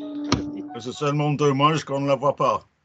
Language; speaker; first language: French; non-native, fluent; English